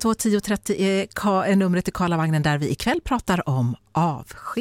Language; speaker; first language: Swedish; native; Swedish